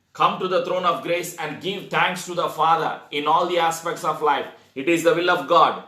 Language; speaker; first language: English; non-native, local second language; Telugu